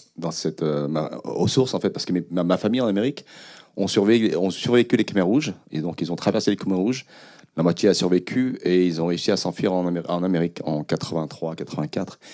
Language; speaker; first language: French; early bilingual, other home language; Khmer